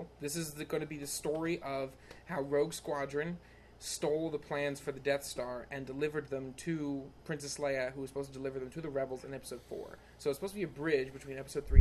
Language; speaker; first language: English; native; English